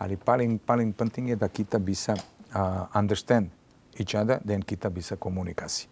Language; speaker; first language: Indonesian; non-native, learner; Serbian